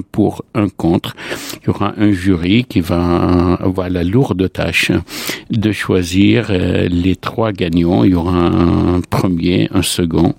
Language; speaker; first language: French; non-native, local second language; Arabic